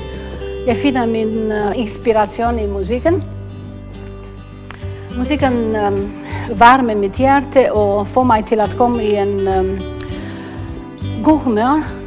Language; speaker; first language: Danish; non-native, fluent; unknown